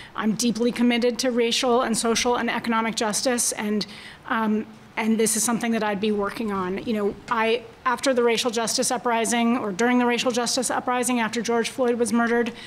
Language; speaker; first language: English; native; English